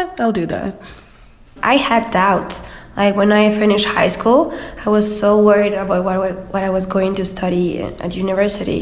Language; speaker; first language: English; non-native, fluent; Spanish